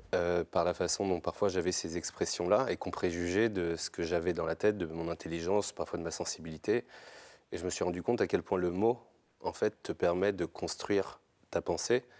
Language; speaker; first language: French; native; French